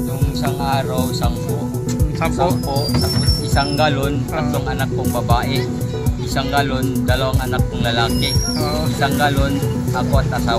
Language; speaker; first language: Filipino; non-native, local second language; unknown